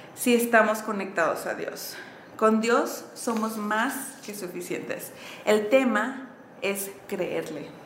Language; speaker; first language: Spanish; early bilingual, heritage; Spanish